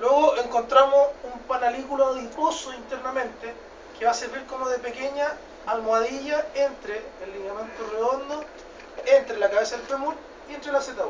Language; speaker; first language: Spanish; native; Spanish